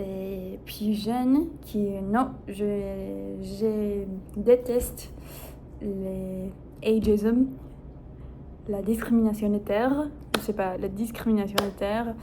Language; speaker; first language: French; non-native, fluent; Spanish